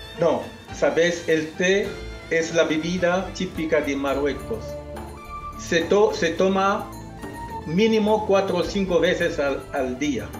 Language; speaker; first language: Spanish; non-native, local second language; Arabic